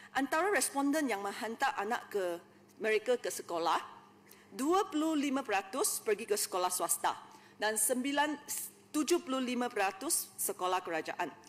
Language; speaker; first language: Malay; non-native, local second language; Chinese